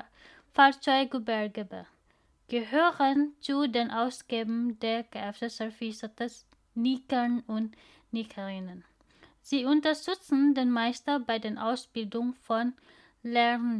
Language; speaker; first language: German; non-native, learner; Indonesian